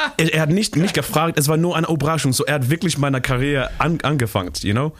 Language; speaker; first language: German; non-native, learner; Shona